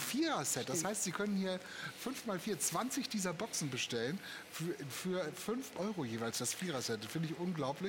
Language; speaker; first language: German; native; German